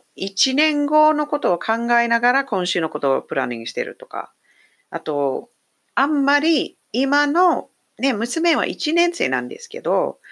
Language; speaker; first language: Japanese; non-native, fluent; English